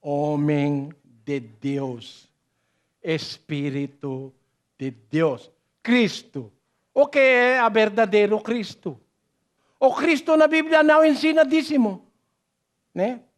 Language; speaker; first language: Portuguese; non-native, learner; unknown